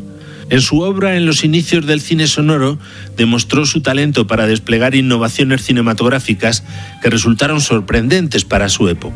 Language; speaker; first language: Spanish; native; Spanish